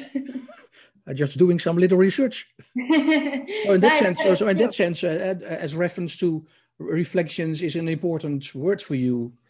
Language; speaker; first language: English; non-native, learner; Dutch